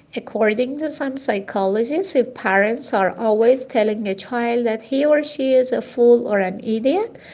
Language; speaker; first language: English; non-native, fluent; Persian